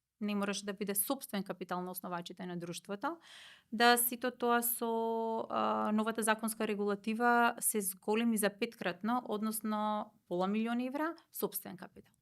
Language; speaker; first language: Macedonian; native; Macedonian